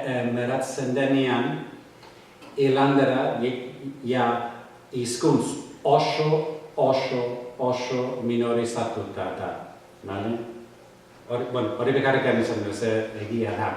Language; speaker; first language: Basque; non-native, learner; English